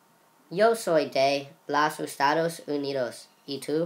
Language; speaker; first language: Spanish; non-native, learner; English